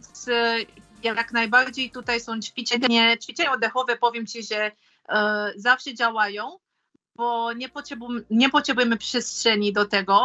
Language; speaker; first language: Polish; non-native, fluent; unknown